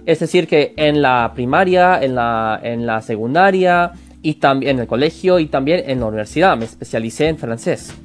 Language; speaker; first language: Spanish; non-native, fluent; English